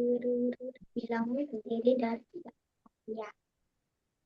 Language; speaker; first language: Indonesian; native; Indonesian